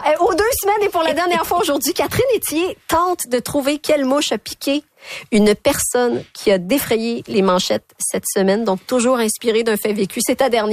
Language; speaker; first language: French; native; French